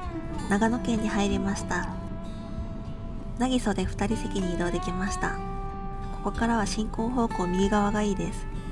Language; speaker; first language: Japanese; native; Japanese